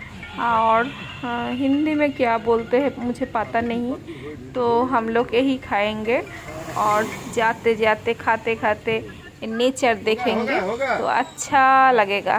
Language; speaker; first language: Hindi; non-native, local second language; Bangla